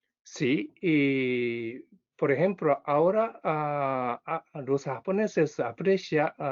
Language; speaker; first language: Spanish; non-native, learner; Japanese